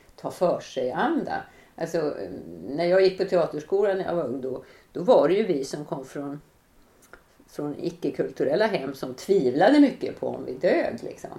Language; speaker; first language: Swedish; native; Swedish